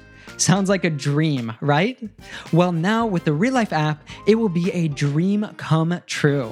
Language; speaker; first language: English; native; English